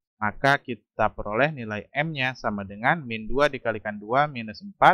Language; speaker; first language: Indonesian; native; Indonesian